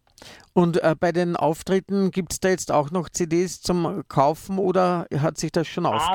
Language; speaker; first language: German; native; German